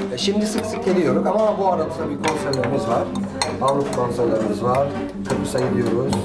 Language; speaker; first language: Turkish; early bilingual, heritage; Turkish